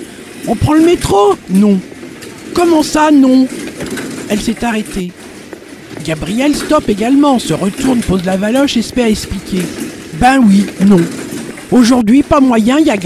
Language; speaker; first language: French; native; French